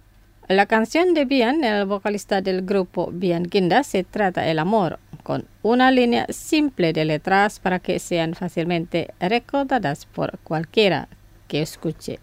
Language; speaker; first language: Spanish; non-native, fluent; Indonesian